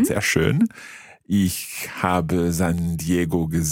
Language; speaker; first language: German; non-native, learner; English